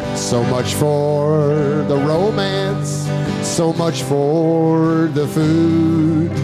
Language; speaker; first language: English; native; English